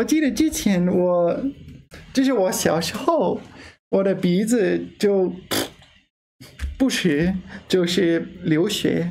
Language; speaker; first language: Chinese; non-native, learner; English